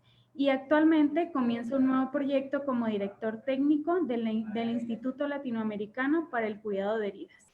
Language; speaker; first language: Spanish; native; Spanish